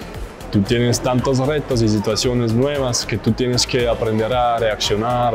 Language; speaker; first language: Spanish; non-native, fluent; German